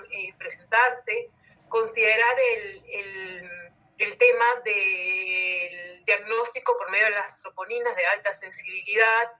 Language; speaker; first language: Spanish; native; Spanish